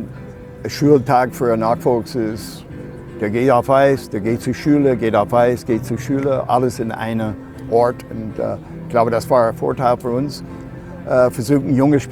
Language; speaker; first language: German; non-native, fluent; English